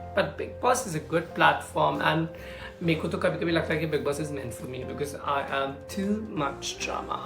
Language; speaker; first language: Hindi; native; Hindi